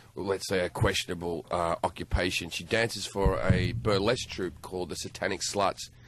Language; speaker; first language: English; native; English